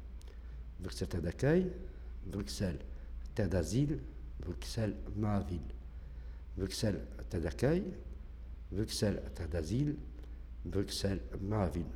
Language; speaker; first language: French; early bilingual, other home language; Arabic